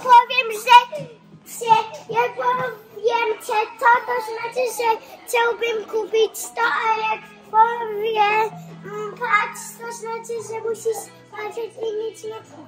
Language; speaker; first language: Polish; early bilingual, heritage; Polish